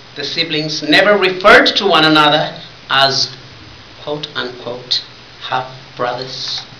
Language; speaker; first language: English; non-native, fluent; Tigrinya